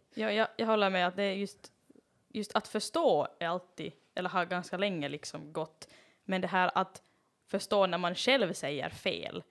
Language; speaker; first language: Swedish; native; Swedish